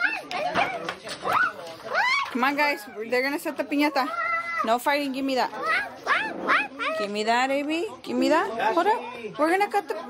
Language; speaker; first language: English; early bilingual, other home language; Spanish